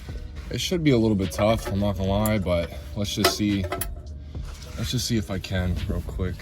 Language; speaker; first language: English; native; English